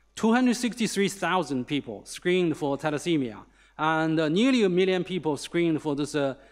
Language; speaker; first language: English; non-native, fluent; Chinese